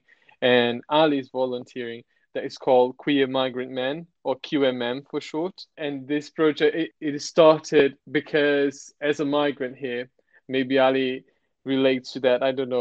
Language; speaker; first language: English; non-native, fluent; Portuguese